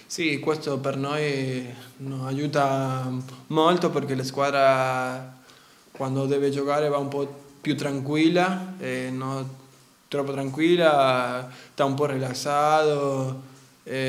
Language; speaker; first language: Italian; non-native, learner; Spanish